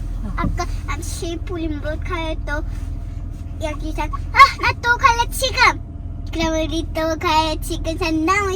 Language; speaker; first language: Korean; early bilingual, heritage; Korean